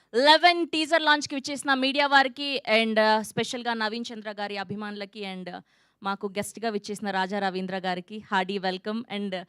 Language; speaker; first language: Telugu; native; Telugu